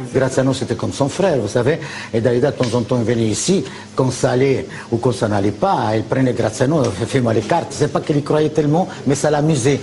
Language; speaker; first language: French; native; French